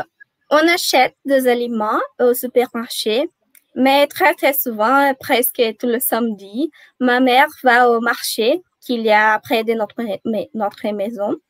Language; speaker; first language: French; non-native, learner; Portuguese